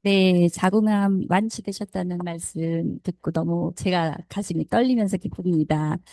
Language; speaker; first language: Korean; native; Korean